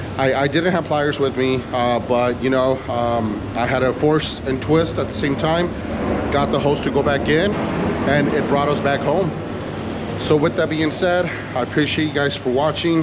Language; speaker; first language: English; native; English